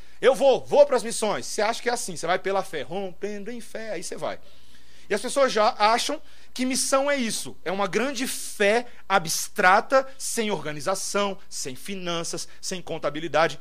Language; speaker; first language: Portuguese; native; Portuguese